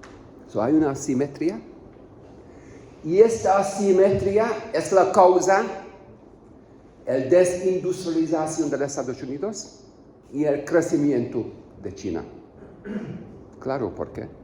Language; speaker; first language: Spanish; non-native, learner; Hungarian